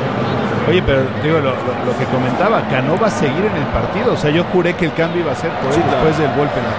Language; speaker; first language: Spanish; native; Spanish